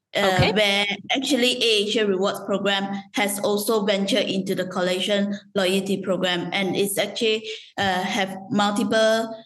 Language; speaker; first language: English; non-native, local second language; Chinese